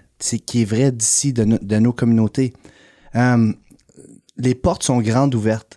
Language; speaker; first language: French; native; French